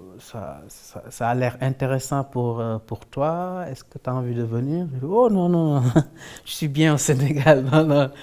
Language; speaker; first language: French; non-native, local second language; Wolof